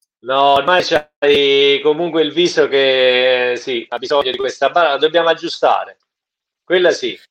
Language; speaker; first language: Italian; native; Italian